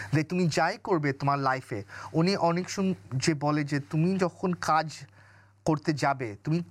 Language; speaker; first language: Bangla; early bilingual, other home language; English